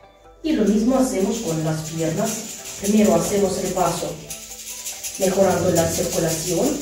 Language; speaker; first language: Spanish; non-native, fluent; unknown